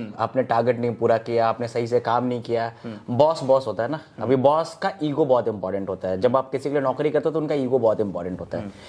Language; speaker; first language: Hindi; native; Hindi